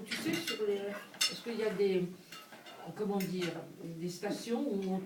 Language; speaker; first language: French; native; French